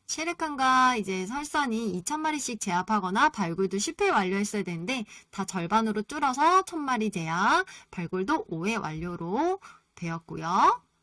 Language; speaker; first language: Korean; native; Korean